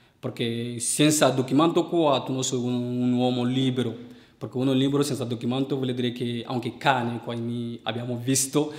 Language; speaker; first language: Italian; non-native, learner; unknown